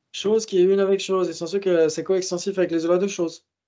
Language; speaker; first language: French; native; French